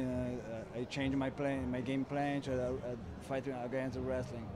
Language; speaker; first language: English; non-native, learner; Portuguese